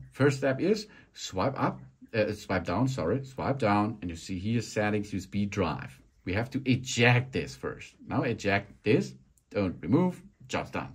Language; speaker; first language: English; non-native, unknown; German